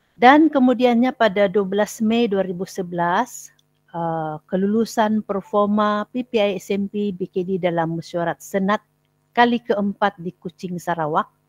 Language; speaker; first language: Malay; non-native, local second language; Central Dusun